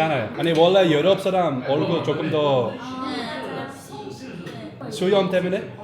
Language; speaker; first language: Korean; non-native, learner; Dutch